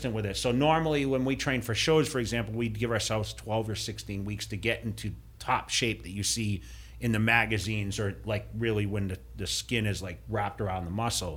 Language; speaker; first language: English; native; English